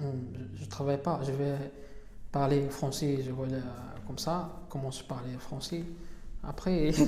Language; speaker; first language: French; non-native, learner; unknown